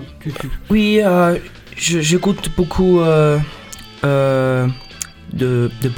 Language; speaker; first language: French; non-native, learner; German